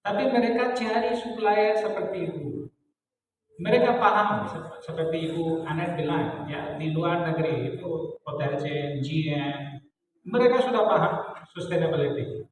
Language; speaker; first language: Indonesian; non-native, fluent; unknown